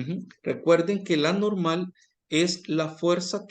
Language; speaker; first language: Spanish; native; Spanish